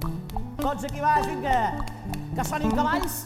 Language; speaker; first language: Catalan; native; Catalan